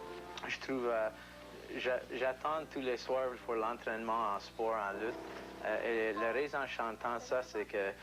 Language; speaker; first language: French; non-native, local second language; English